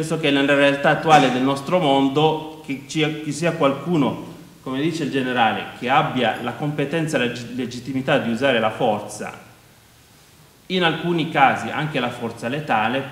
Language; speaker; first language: Italian; non-native, fluent; Maltese